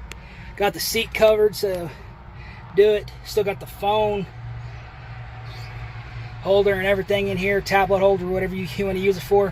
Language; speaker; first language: English; native; English